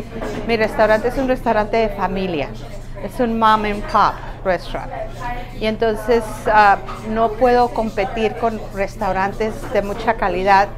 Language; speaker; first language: Spanish; early bilingual, other home language; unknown